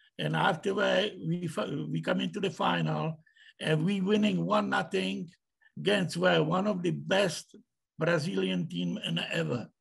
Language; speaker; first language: English; non-native, learner; Czech